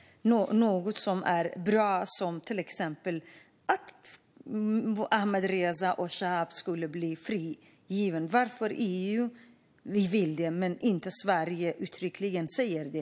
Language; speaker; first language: Swedish; non-native, fluent; Kurdish